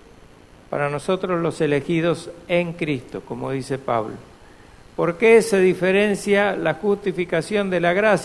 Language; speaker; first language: Spanish; native; Spanish